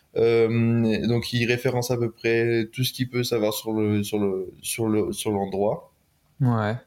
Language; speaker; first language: French; native; French